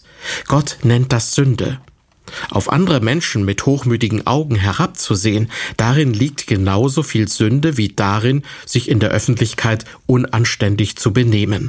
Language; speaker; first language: German; native; German